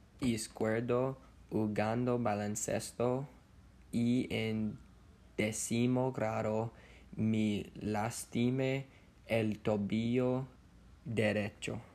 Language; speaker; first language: Spanish; non-native, learner; English